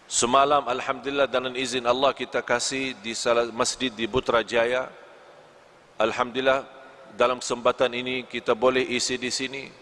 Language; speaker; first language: Indonesian; non-native, fluent; Arabic